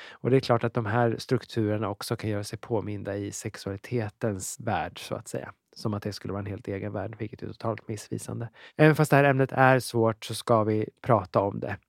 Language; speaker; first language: Swedish; native; Swedish